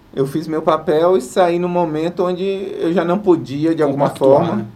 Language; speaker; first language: Portuguese; native; Portuguese